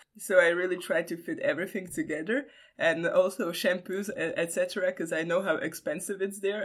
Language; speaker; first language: English; non-native, fluent; Slovak